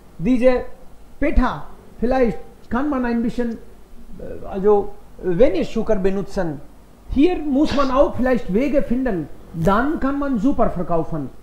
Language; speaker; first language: German; non-native, fluent; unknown